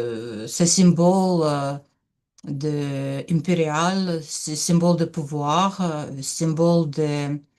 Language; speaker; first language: French; non-native, learner; Russian